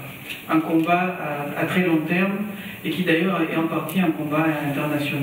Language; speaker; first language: French; native; French